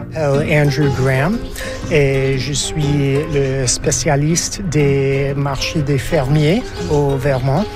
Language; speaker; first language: French; non-native, fluent; English